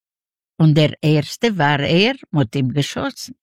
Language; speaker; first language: German; non-native, learner; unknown